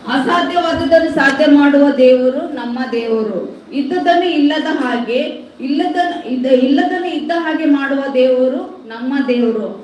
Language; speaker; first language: Kannada; non-native, local second language; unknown